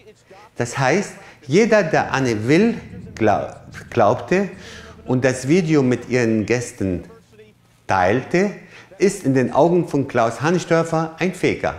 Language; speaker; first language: German; non-native, fluent; Arabic